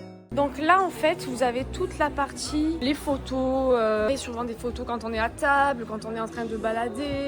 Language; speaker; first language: French; native; French